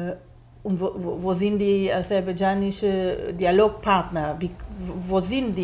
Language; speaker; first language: German; non-native, fluent; Spanish